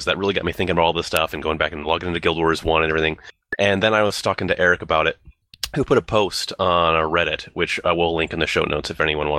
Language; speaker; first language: English; native; English